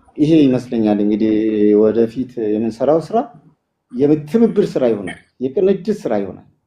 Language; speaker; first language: Amharic; non-native, local second language; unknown